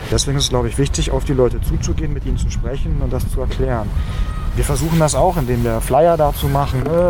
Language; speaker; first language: German; native; German